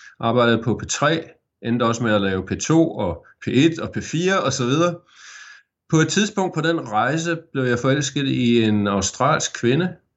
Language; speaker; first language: Danish; native; Danish